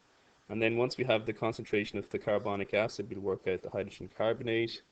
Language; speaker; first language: English; native; English